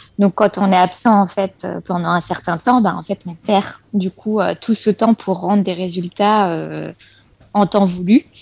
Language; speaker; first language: French; native; French